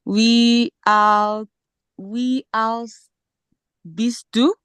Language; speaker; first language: German; non-native, learner; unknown